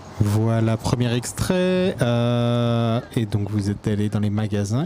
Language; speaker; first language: French; native; French